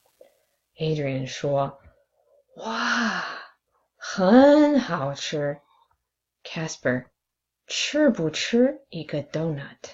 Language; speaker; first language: Chinese; non-native, fluent; English